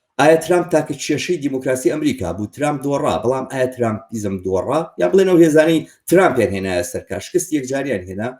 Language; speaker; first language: Central Kurdish; native; Central Kurdish